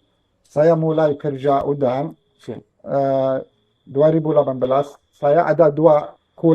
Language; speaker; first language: Indonesian; non-native, learner; Arabic